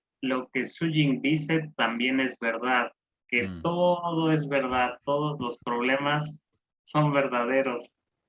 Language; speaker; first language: Spanish; non-native, fluent; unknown